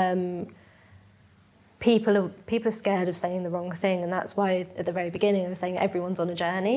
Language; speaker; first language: English; native; English